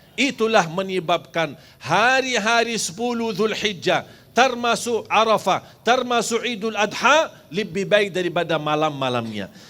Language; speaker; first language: Malay; non-native, fluent; Arabic